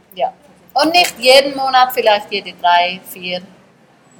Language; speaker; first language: German; early bilingual, heritage; German